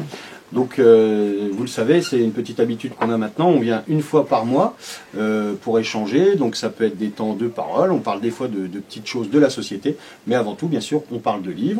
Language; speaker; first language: French; native; French